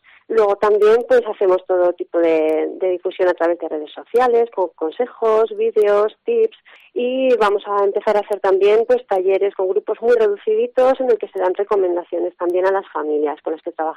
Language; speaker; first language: Spanish; native; Spanish